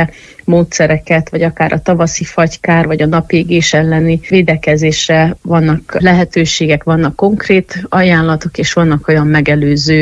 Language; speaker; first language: Hungarian; native; Hungarian